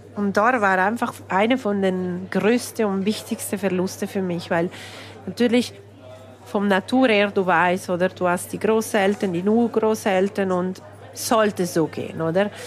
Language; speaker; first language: German; non-native, local second language; Italian